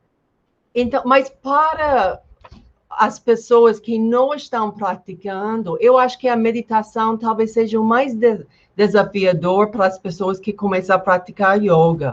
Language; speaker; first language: Portuguese; non-native, fluent; English